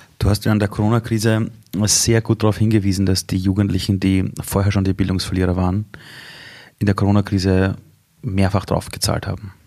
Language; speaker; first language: German; early bilingual, other home language; Persian